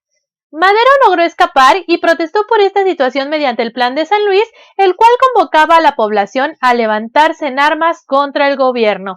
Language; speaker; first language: Spanish; native; Spanish